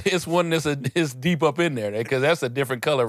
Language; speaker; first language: English; native; English